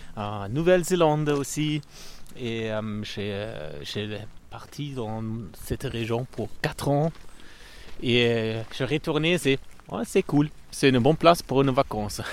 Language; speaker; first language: French; non-native, learner; German